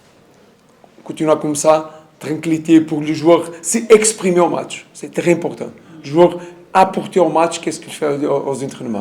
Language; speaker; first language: French; non-native, learner; Portuguese